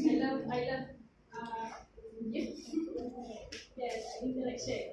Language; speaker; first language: English; non-native, local second language; Malay